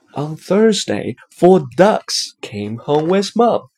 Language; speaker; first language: English; non-native, fluent; Chinese